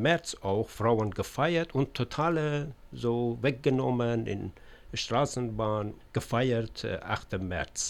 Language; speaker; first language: German; non-native, learner; Persian